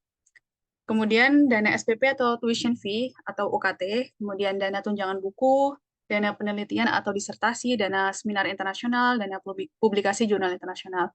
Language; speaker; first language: Indonesian; native; Indonesian